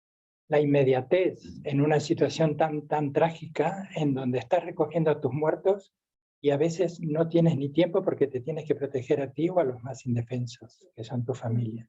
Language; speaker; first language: Spanish; native; Spanish